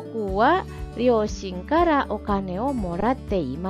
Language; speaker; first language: Japanese; non-native, fluent; Indonesian